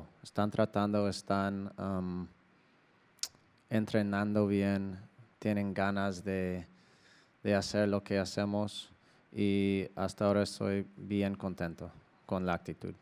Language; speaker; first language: Spanish; non-native, learner; English